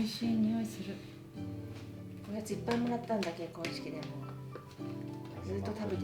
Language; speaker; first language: Japanese; native; Japanese